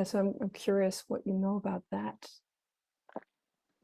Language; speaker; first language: English; non-native, fluent; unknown